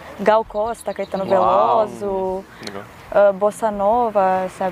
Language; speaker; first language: Portuguese; non-native, fluent; Macedonian